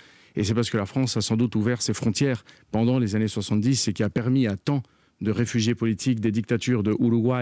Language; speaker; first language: French; early bilingual, heritage; Spanish